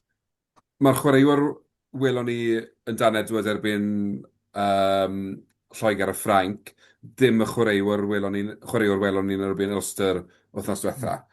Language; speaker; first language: Welsh; native; Welsh